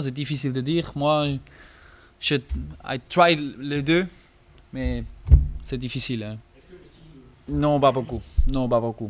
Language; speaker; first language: French; non-native, learner; German